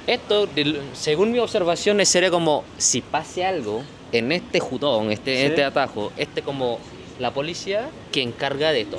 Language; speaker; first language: Spanish; non-native, learner; Indonesian